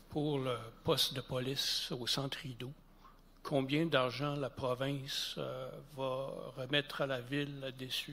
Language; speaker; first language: French; native; French